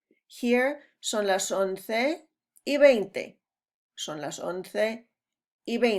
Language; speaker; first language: Spanish; non-native, fluent; English